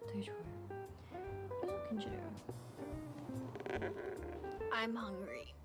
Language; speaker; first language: Korean; non-native, fluent; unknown